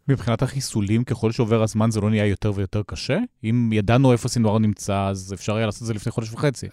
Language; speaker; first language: Hebrew; native; Hebrew